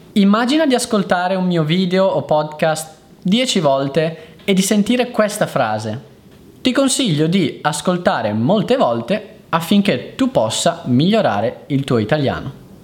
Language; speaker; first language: Italian; native; Italian